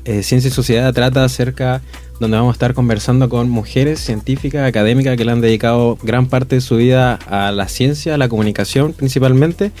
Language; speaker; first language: Spanish; native; Spanish